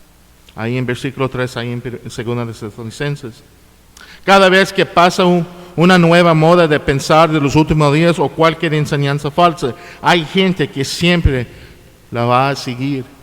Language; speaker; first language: Spanish; non-native, fluent; English